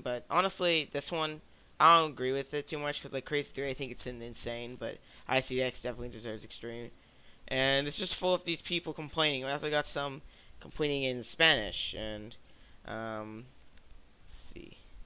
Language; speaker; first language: English; native; English